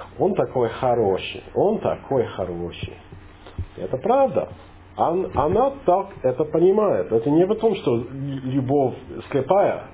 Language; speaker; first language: Russian; non-native, fluent; English